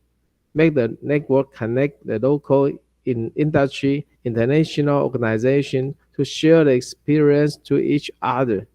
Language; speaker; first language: English; non-native, learner; Chinese